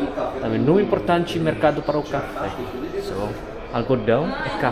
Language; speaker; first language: Portuguese; non-native, learner; Indonesian